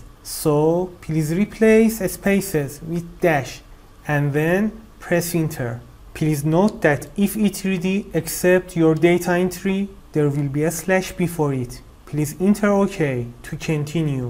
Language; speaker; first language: English; non-native, fluent; Persian